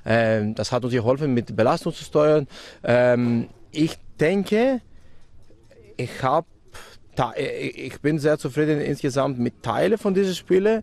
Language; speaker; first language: German; non-native, fluent; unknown